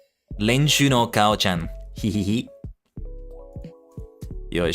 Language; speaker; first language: Japanese; non-native, learner; English